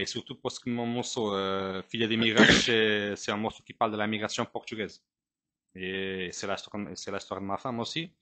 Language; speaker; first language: French; non-native, fluent; Portuguese